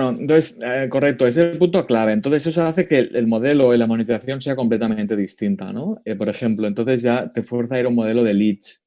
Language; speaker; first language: Spanish; native; Spanish